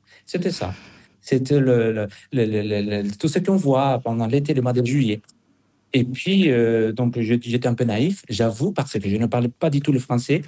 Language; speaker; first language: French; non-native, fluent; Spanish